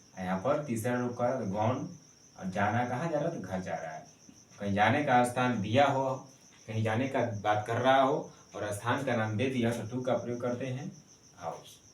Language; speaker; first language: Hindi; native; Hindi